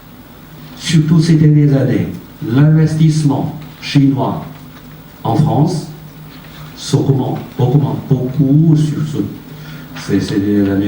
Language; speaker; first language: French; non-native, fluent; Chinese